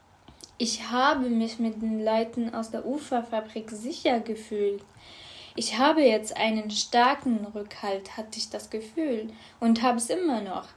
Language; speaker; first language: German; non-native, fluent; Arabic